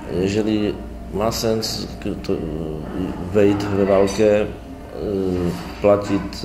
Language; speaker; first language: Polish; non-native, learner; Slovak